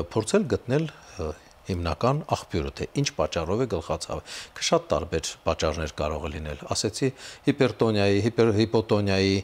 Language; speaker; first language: Armenian; native; Armenian